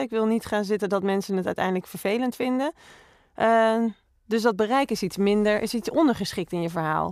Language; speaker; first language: Dutch; native; Dutch